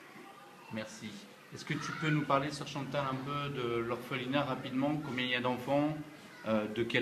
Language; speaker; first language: French; native; French